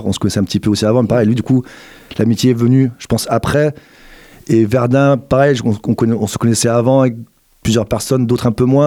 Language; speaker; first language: French; native; French